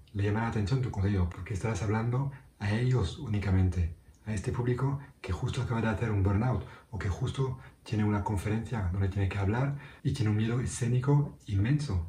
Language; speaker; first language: Spanish; non-native, fluent; French